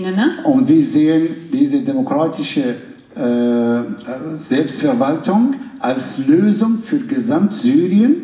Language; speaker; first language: German; non-native, fluent; Kurdish